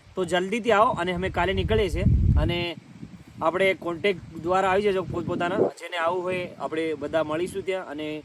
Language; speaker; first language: Gujarati; non-native, local second language; Bhili